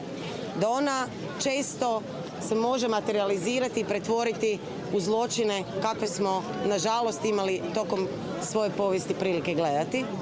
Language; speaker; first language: Croatian; native; Croatian